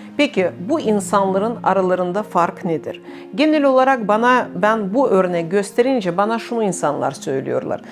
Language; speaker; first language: Turkish; non-native, fluent; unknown